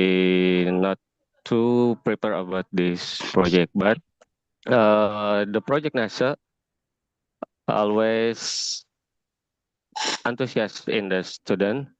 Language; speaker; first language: English; non-native, learner; Indonesian